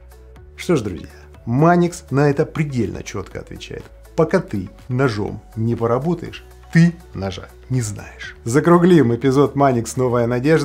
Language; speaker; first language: Russian; native; Russian